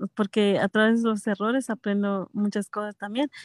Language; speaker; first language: Spanish; non-native, local second language; Kʼicheʼ